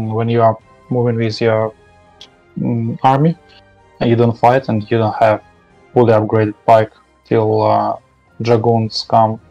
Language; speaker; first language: English; non-native, learner; Russian